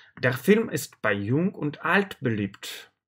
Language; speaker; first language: German; non-native, fluent; Russian